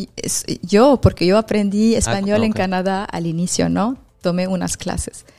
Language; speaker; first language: Spanish; non-native, fluent; Arabic